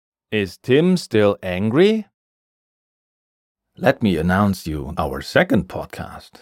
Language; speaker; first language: English; non-native, fluent; German